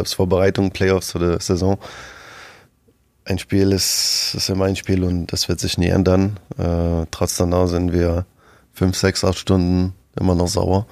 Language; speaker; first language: German; non-native, fluent; French